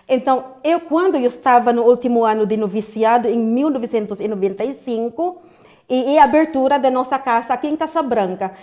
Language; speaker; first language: Portuguese; non-native, fluent; Filipino